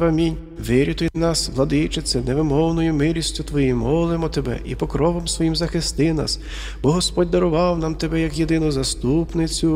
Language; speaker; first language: Ukrainian; native; Ukrainian